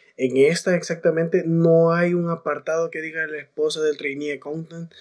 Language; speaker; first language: Spanish; native; Spanish